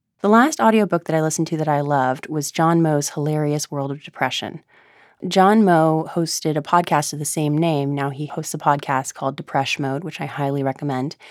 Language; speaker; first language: English; native; English